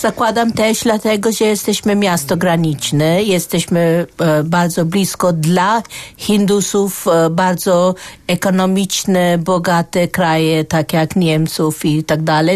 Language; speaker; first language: Polish; non-native, fluent; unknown